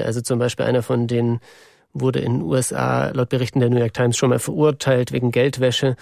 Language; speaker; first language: German; native; German